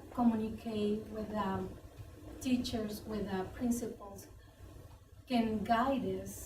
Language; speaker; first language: English; non-native, learner; Spanish